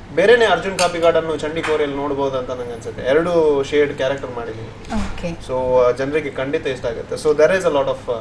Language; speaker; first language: Kannada; non-native, local second language; Tulu